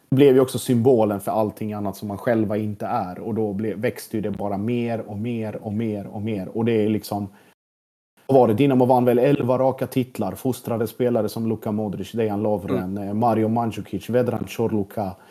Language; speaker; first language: Swedish; early bilingual, other home language; Croatian